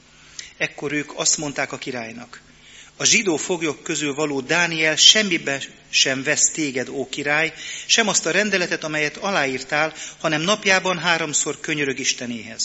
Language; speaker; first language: Hungarian; native; Hungarian